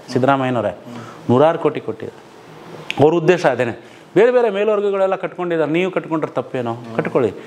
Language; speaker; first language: Kannada; non-native, local second language; Lambadi